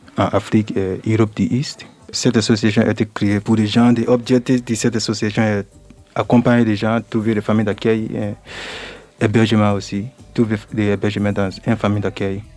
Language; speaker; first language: French; non-native, learner; English